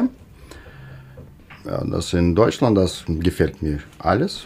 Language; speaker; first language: German; non-native, learner; Russian